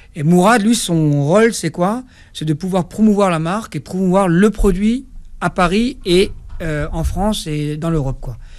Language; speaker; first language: French; non-native, local second language; Kabyle